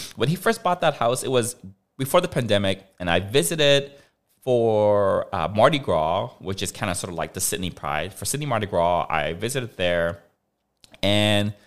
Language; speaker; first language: English; non-native, local second language; Cantonese